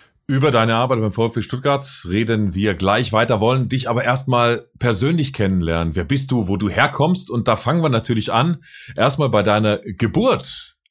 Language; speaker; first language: German; native; German